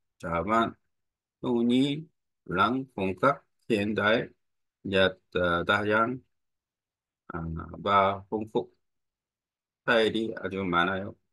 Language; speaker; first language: Korean; native; Korean